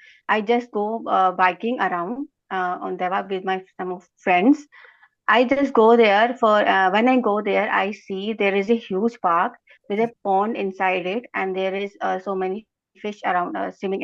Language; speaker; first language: English; non-native, learner; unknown